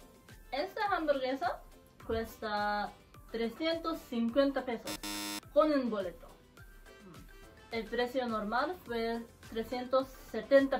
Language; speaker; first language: Spanish; non-native, learner; Japanese